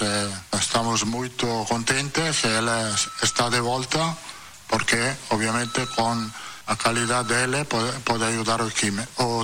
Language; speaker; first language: Portuguese; non-native, fluent; Italian